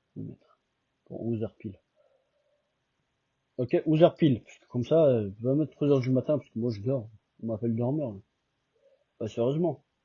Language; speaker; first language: French; non-native, fluent; Albanian